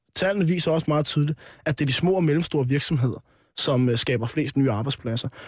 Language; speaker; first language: Danish; native; Danish